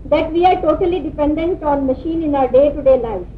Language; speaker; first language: English; non-native, local second language; Urdu